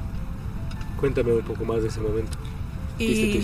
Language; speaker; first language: Spanish; native; Spanish